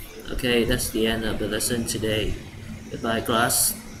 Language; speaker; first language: English; non-native, fluent; Vietnamese